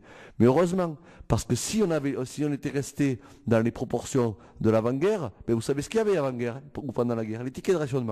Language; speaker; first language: French; native; French